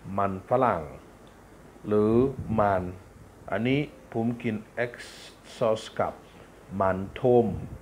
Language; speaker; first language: Thai; non-native, fluent; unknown